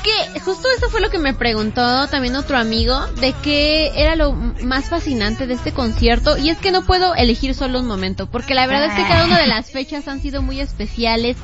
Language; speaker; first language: Spanish; native; Spanish